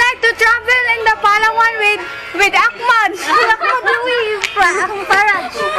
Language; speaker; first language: English; non-native, learner; Cebuano